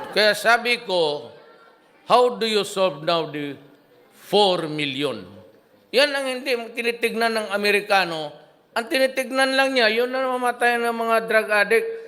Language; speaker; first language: Filipino; non-native, local second language; Cebuano